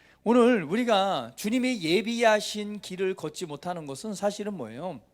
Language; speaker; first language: Korean; native; Korean